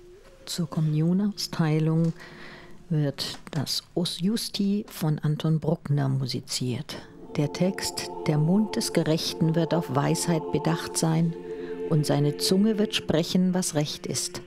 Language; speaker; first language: German; native; German